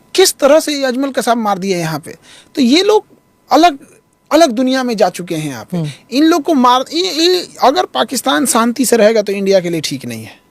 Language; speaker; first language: Hindi; native; Hindi